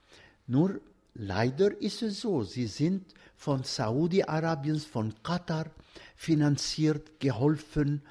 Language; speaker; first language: German; non-native, fluent; Arabic